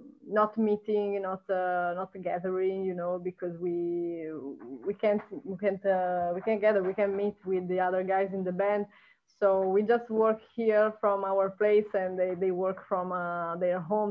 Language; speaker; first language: English; non-native, fluent; Italian